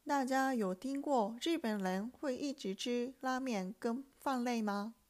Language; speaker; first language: Chinese; non-native, fluent; Japanese